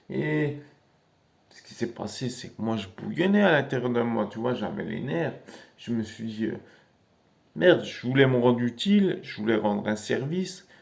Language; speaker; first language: French; native; French